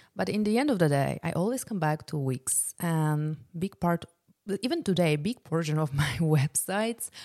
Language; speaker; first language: English; non-native, fluent; Polish